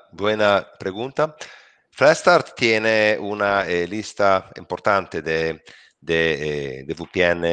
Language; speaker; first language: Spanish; non-native, learner; Italian